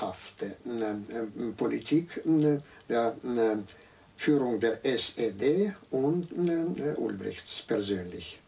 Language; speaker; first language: German; non-native, fluent; Russian